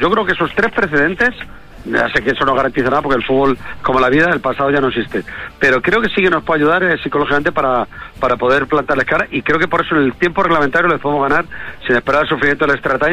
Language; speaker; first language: Spanish; native; Spanish